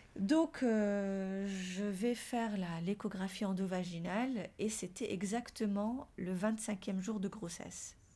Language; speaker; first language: French; non-native, local second language; Arabic